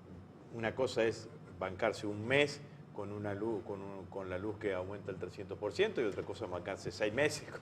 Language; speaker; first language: Spanish; native; Spanish